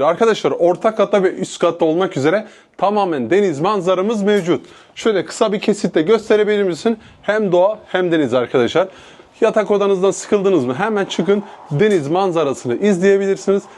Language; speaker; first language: Turkish; native; Turkish